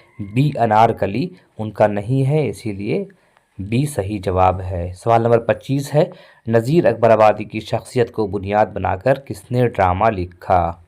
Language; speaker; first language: Hindi; native; Hindi